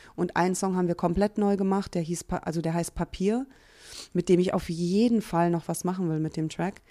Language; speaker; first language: German; early bilingual, other home language; Hungarian